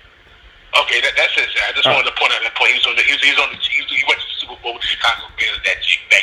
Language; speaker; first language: English; native; English